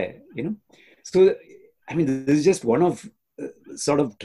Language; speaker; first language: English; non-native, local second language; Tamil